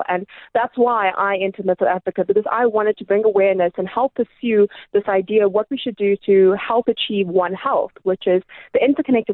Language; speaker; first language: English; native; English